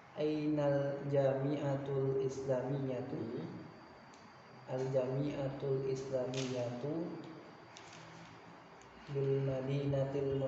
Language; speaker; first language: Arabic; non-native, learner; Indonesian